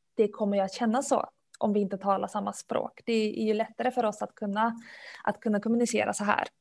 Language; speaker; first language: Swedish; early bilingual, other home language; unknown